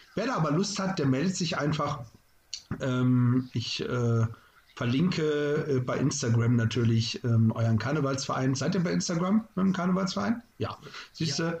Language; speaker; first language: German; native; German